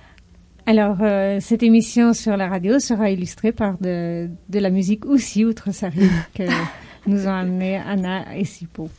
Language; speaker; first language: French; native; French